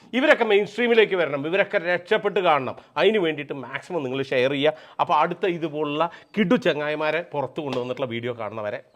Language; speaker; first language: Malayalam; native; Malayalam